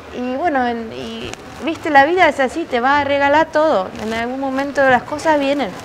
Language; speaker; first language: Spanish; non-native, fluent; German